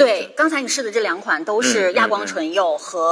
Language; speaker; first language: Chinese; native; Chinese